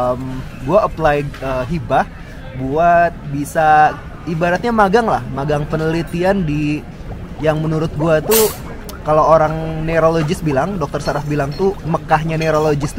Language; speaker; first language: Indonesian; native; Indonesian